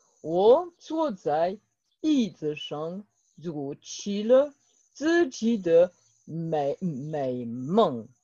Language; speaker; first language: Chinese; non-native, learner; French